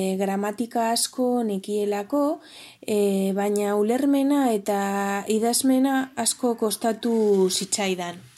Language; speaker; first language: Basque; non-native, local second language; Spanish